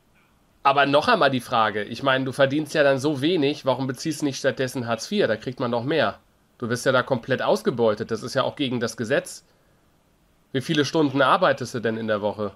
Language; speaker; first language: German; native; German